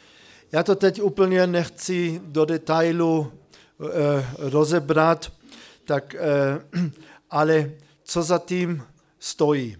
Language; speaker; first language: Czech; non-native, fluent; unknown